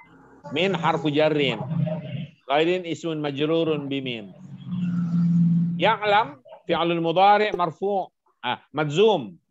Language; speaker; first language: Arabic; non-native, fluent; Indonesian